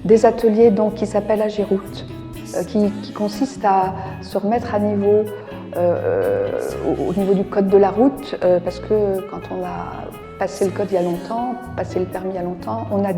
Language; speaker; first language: French; native; French